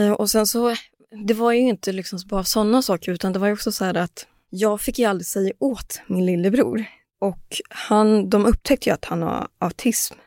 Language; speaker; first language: Swedish; early bilingual, other home language; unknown